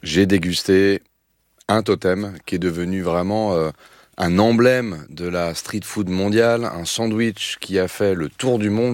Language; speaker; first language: French; native; French